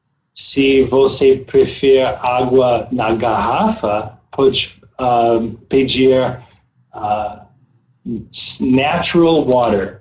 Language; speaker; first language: Portuguese; non-native, learner; English